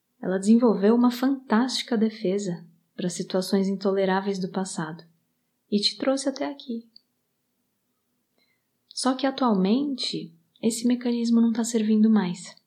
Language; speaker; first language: Portuguese; native; Portuguese